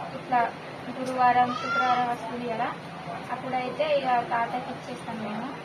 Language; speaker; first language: Telugu; native; Telugu